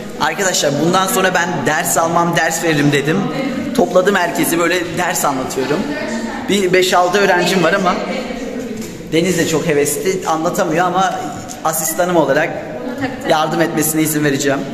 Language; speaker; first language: Turkish; native; Turkish